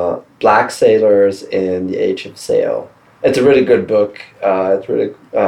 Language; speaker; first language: English; non-native, fluent; Swedish